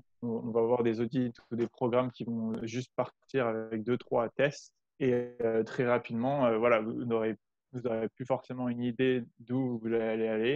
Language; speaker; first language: French; native; French